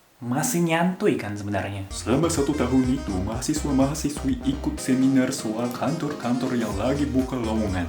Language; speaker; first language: Indonesian; non-native, fluent; Japanese